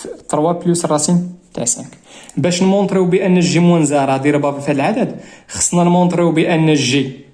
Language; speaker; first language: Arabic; native; Arabic